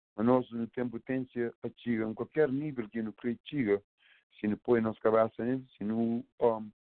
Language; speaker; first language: Portuguese; non-native, local second language; Kabuverdianu